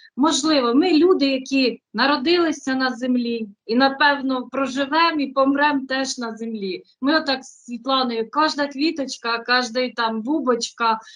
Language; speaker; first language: Ukrainian; native; Ukrainian